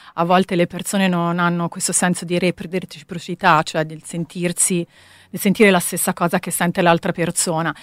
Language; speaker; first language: Italian; native; Italian